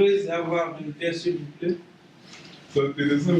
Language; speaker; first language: French; non-native, learner; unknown